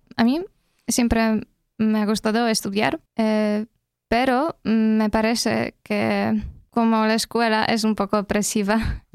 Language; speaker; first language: Spanish; non-native, fluent; Polish